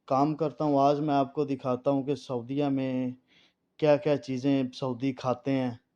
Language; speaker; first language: Urdu; non-native, local second language; Punjabi